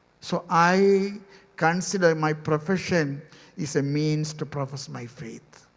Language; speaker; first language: English; non-native, local second language; Malayalam